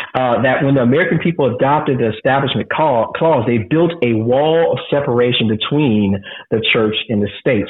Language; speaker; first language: English; native; English